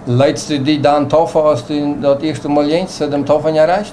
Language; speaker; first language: German; non-native, local second language; Plautdietsch